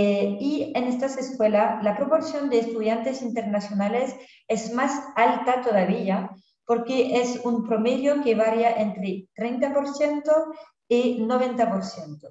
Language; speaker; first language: Spanish; non-native, fluent; French